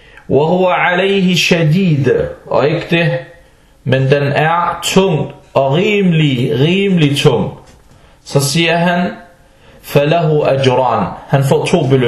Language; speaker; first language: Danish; non-native, fluent; Arabic